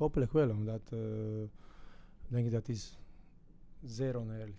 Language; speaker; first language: Dutch; non-native, fluent; Croatian